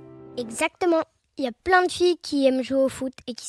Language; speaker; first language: French; native; French